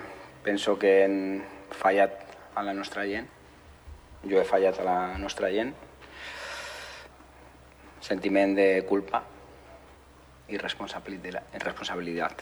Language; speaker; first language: Catalan; non-native, fluent; Spanish